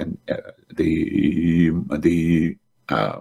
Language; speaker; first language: English; native; English